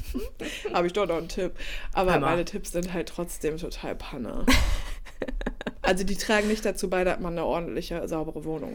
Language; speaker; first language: German; native; German